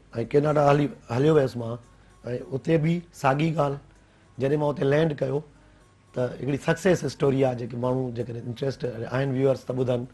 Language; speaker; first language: Sindhi; native; Sindhi